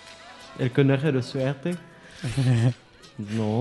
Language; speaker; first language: Spanish; non-native, learner; German